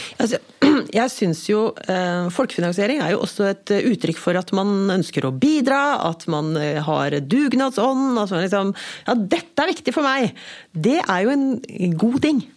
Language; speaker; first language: Norwegian; native; Norwegian